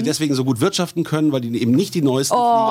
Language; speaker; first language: German; native; German